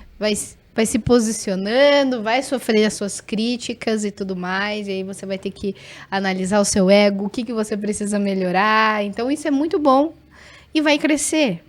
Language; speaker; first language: Portuguese; native; Portuguese